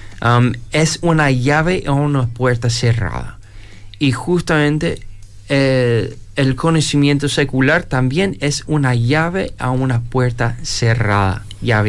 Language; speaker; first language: Spanish; non-native, fluent; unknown